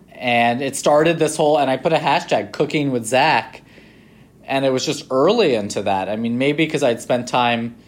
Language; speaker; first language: English; native; English